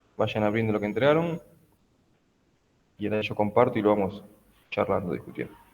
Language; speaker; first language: Spanish; native; Spanish